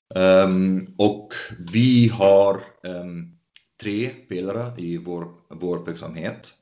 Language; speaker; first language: Swedish; non-native, fluent; Arabic